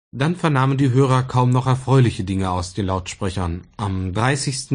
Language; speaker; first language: German; native; German